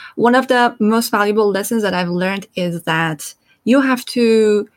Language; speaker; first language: English; non-native, fluent; Persian